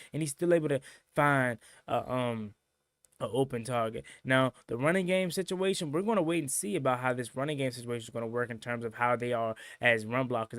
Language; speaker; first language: English; native; English